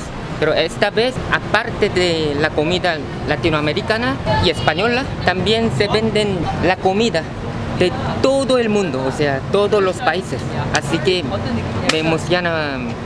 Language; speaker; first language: Spanish; non-native, fluent; Korean